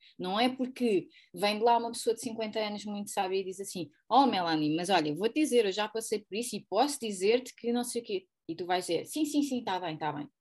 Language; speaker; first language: Portuguese; native; Portuguese